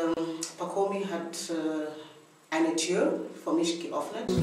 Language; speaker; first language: German; non-native, learner; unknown